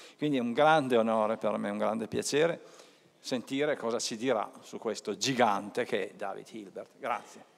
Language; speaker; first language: Italian; native; Italian